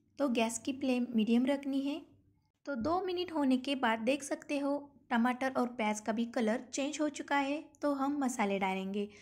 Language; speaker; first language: Hindi; non-native, local second language; Marathi